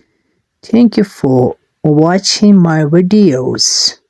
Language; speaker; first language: English; non-native, learner; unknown